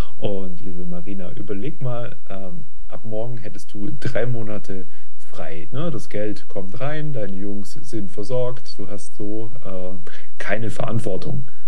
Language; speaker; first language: German; native; German